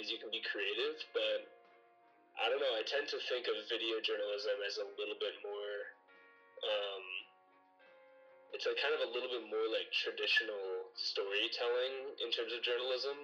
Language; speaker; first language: English; native; English